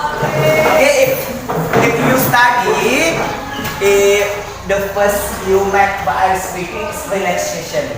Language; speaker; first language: English; non-native, learner; Indonesian